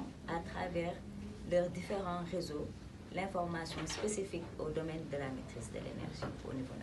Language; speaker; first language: French; non-native, local second language; Wolof